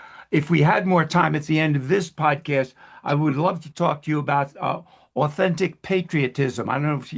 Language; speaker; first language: English; native; English